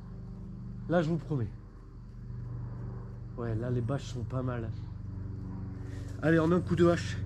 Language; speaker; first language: French; native; French